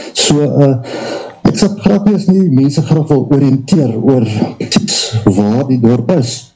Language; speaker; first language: Afrikaans; native; Afrikaans